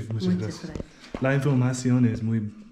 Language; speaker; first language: Spanish; non-native, learner; English